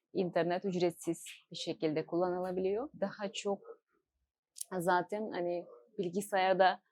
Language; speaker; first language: Turkish; non-native, fluent; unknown